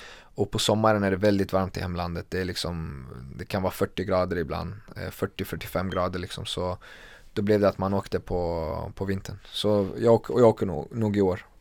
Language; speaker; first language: Swedish; early bilingual, other home language; Kurdish